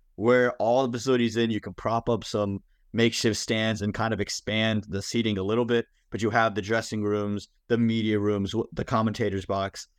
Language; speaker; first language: English; native; English